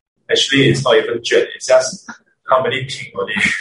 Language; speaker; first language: English; native; English